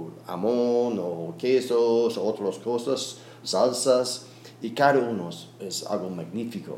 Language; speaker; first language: Spanish; non-native, learner; English